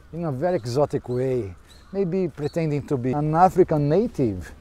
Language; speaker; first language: English; non-native, fluent; Portuguese